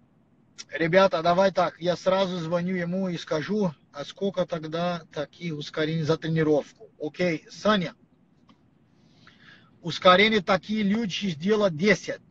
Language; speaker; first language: Russian; non-native, learner; Portuguese